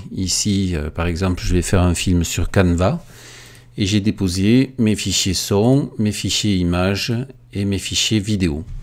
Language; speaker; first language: French; native; French